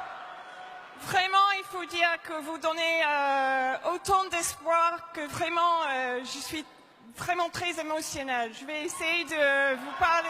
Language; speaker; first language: French; non-native, fluent; English